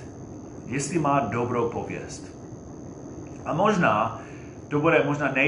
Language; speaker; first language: Czech; non-native, fluent; English